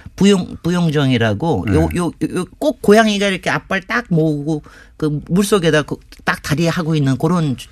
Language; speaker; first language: Korean; native; Korean